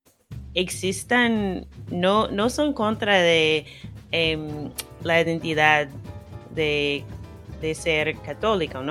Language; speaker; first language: Spanish; non-native, fluent; English